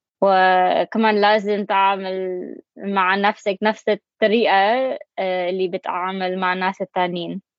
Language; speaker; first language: Arabic; non-native, learner; English